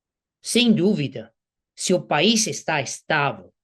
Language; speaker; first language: Portuguese; non-native, fluent; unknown